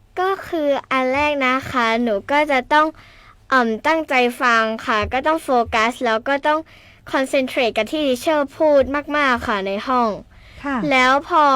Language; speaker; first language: Thai; native; Thai